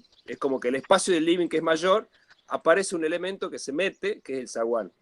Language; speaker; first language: Spanish; native; Spanish